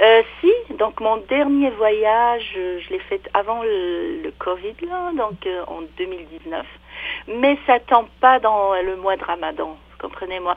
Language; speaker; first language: French; non-native, local second language; Arabic